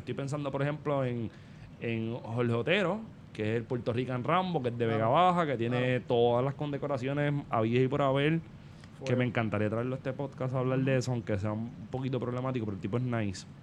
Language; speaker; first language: Spanish; native; Spanish